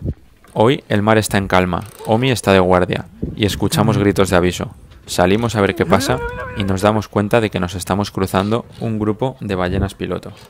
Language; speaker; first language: Spanish; native; Spanish